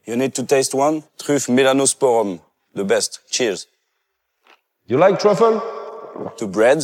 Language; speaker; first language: English; non-native, learner; French